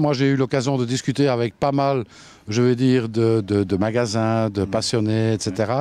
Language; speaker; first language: French; native; French